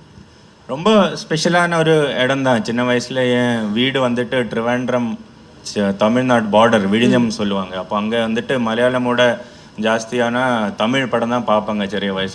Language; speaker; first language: Tamil; non-native, learner; Malayalam